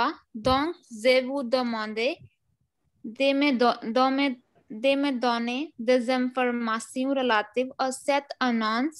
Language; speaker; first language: French; non-native, learner; Hindi